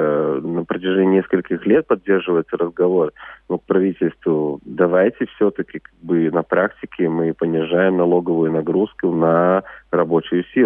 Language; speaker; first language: Russian; native; Russian